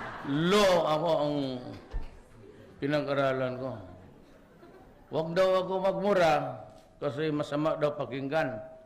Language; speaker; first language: Filipino; non-native, local second language; Cebuano